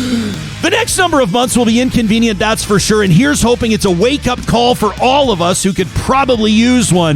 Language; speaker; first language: English; native; English